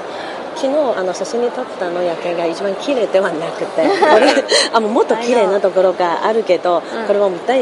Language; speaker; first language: Japanese; non-native, fluent; Cantonese